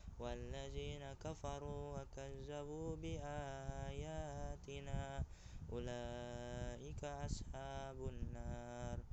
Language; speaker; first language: Arabic; non-native, learner; Indonesian